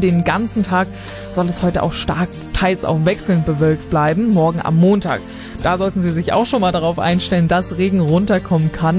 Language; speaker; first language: German; native; German